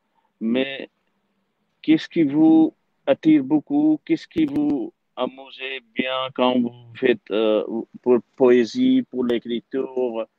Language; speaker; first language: French; non-native, learner; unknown